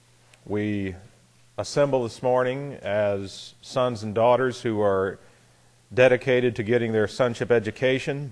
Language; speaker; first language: English; native; English